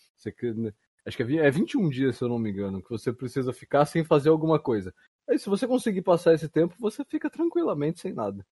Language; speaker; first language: Portuguese; native; Portuguese